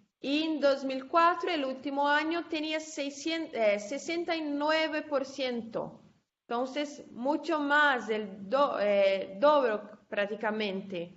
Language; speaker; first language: Spanish; non-native, fluent; Portuguese